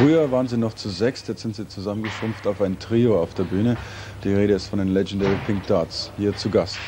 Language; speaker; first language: German; native; German